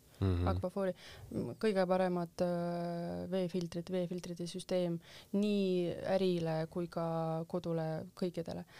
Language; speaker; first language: Estonian; non-native, local second language; Russian